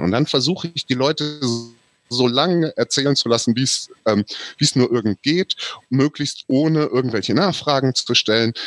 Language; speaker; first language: German; native; German